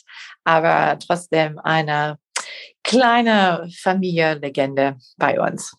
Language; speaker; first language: German; non-native, fluent; English